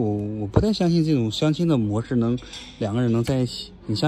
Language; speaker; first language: Chinese; native; Chinese